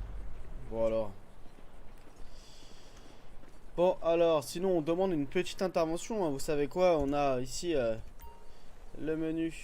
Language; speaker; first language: French; native; French